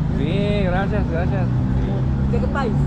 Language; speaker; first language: Spanish; non-native, learner; Korean